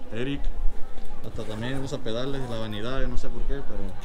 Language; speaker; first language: Spanish; early bilingual, heritage; Spanish